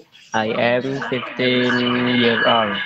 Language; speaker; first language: English; non-native, learner; Indonesian